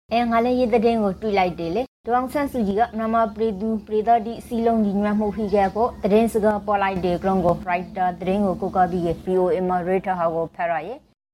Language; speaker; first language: Burmese; native; Burmese